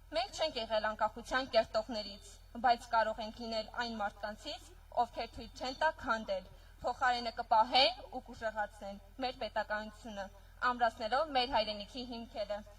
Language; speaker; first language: Armenian; native; Armenian